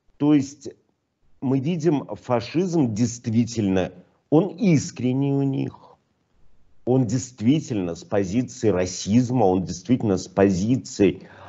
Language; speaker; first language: Russian; native; Russian